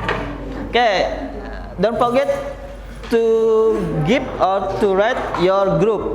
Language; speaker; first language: English; non-native, learner; Indonesian